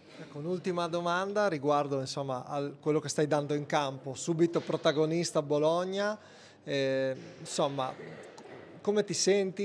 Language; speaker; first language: Italian; native; Italian